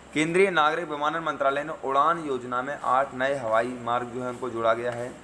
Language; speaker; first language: Hindi; native; Hindi